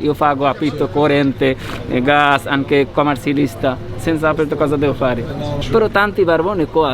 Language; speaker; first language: Italian; non-native, learner; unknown